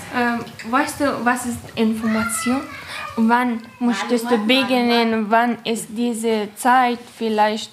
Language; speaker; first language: German; non-native, learner; Persian